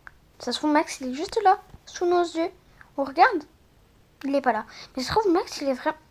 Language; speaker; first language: French; native; French